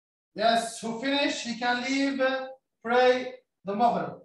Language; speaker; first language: English; non-native, fluent; Arabic